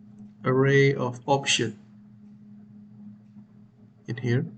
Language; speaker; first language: English; non-native, fluent; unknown